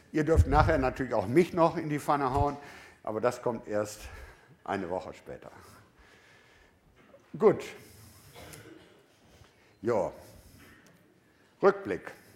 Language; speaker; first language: German; native; German